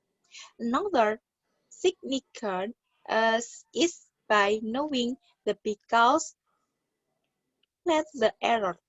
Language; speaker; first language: English; non-native, learner; Indonesian